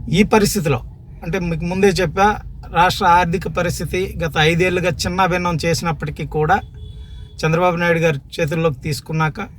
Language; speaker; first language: Telugu; native; Telugu